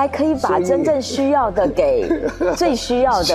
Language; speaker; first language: Chinese; native; Chinese